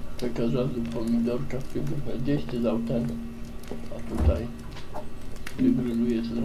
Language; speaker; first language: Polish; native; Polish